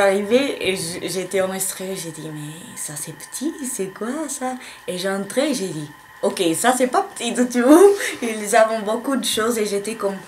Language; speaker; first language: French; non-native, learner; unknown